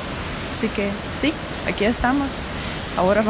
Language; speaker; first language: Spanish; non-native, fluent; Russian